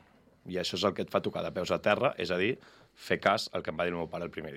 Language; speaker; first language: Catalan; native; Catalan